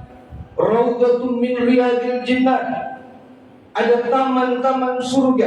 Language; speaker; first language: Indonesian; native; Indonesian